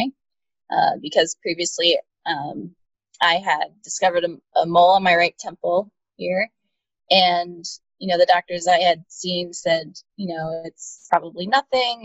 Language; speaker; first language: English; native; English